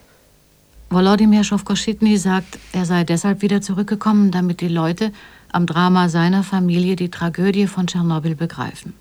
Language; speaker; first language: German; native; German